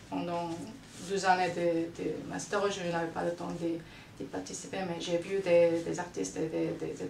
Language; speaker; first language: French; non-native, fluent; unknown